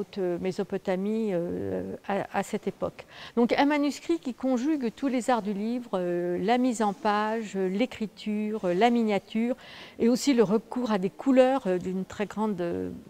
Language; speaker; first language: French; native; French